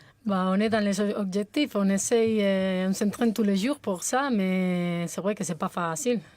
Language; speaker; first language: French; non-native, fluent; Spanish